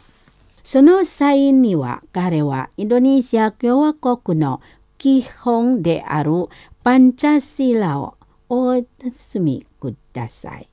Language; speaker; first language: Japanese; non-native, learner; Indonesian